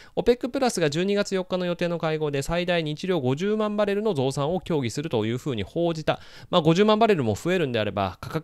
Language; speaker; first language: Japanese; native; Japanese